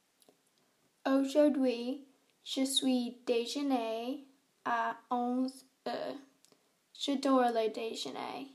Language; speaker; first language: French; non-native, learner; English